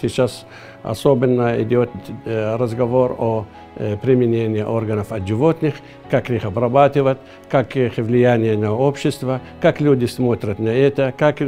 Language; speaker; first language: Russian; non-native, fluent; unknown